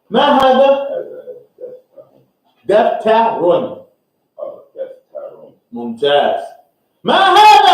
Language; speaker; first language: Arabic; non-native, fluent; English